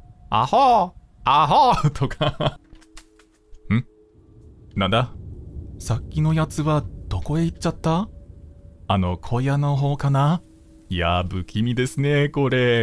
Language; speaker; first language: Japanese; non-native, fluent; English